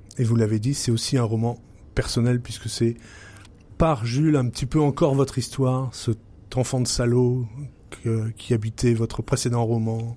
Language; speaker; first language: French; native; French